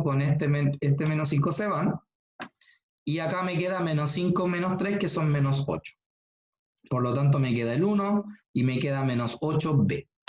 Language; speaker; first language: Spanish; native; Spanish